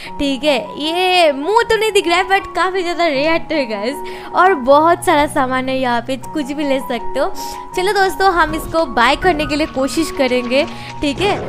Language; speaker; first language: Hindi; non-native, local second language; Bangla